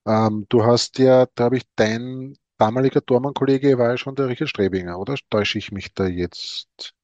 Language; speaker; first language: German; native; German